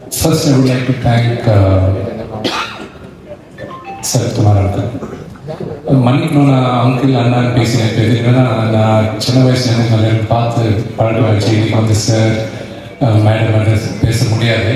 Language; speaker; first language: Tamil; non-native, local second language; Telugu